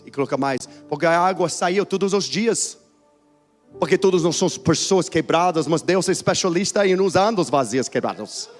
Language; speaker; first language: Portuguese; non-native, learner; English